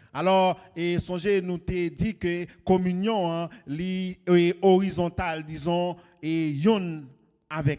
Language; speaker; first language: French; non-native, local second language; Haitian Creole